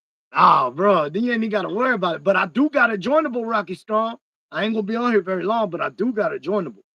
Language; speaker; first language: English; native; English